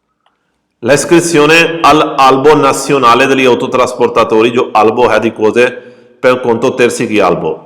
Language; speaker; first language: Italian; non-native, fluent; Urdu